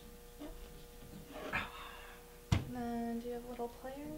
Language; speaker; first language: English; native; English